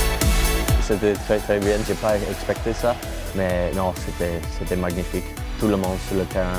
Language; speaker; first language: French; non-native, learner; English